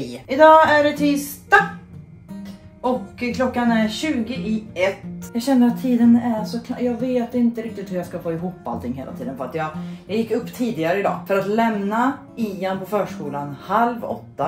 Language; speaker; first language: Swedish; native; Swedish